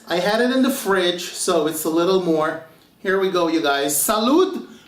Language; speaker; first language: English; non-native, fluent; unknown